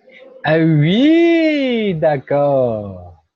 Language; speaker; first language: French; non-native, learner; Portuguese